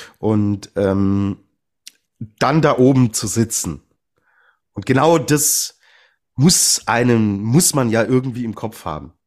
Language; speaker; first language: German; native; German